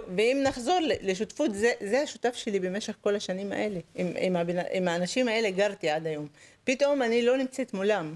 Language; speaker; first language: Hebrew; native; Hebrew